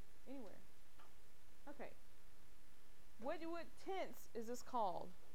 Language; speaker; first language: English; native; English